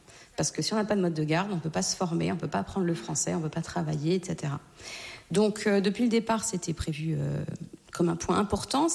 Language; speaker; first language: French; native; French